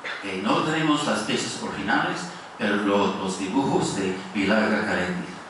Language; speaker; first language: Spanish; non-native, fluent; English